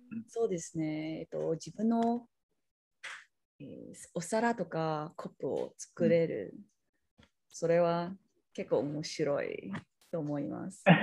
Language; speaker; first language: Japanese; non-native, learner; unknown